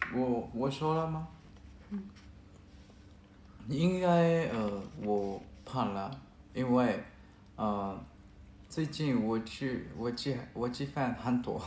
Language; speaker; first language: Chinese; non-native, learner; Japanese